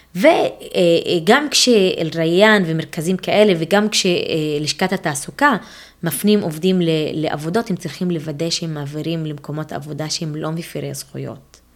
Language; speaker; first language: Hebrew; non-native, local second language; Arabic